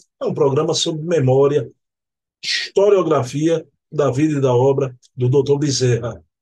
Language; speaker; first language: Portuguese; native; Portuguese